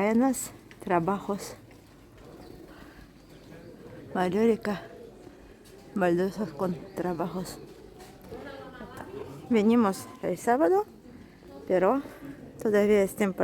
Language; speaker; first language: Spanish; non-native, fluent; Russian